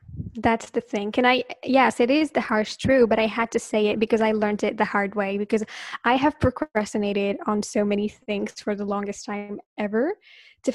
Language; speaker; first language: English; non-native, fluent; Arabic